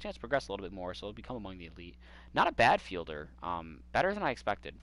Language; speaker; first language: English; native; English